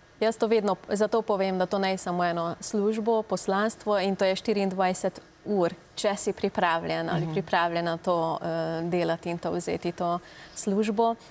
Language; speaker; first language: Slovenian; non-native, learner; Hungarian